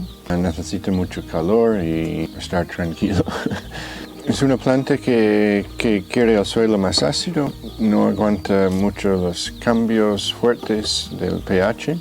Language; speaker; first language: Spanish; non-native, fluent; English